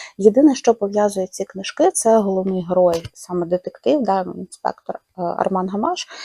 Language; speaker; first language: Ukrainian; non-native, local second language; Russian